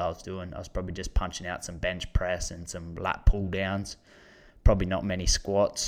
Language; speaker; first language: English; native; English